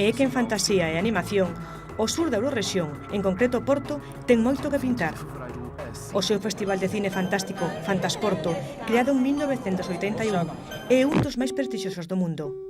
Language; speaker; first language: Galician; native; Galician